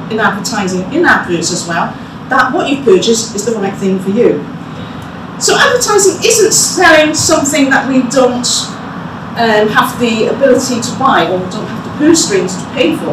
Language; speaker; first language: English; native; English